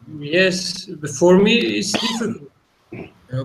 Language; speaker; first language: English; non-native, learner; Turkish